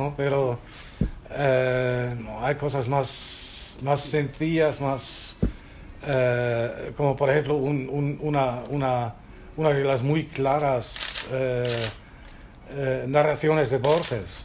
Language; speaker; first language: Spanish; non-native, fluent; German